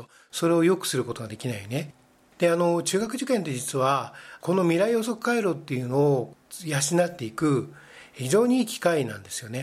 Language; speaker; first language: Japanese; native; Japanese